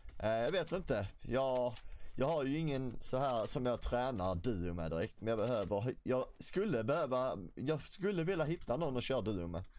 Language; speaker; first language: Swedish; native; Swedish